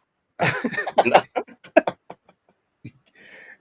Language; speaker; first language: English; native; English